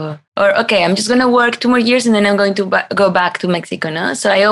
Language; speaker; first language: English; non-native, fluent; Spanish